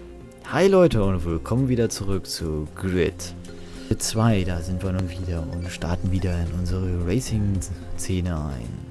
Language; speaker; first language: German; native; German